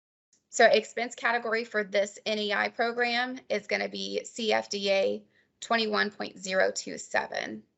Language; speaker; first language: English; native; English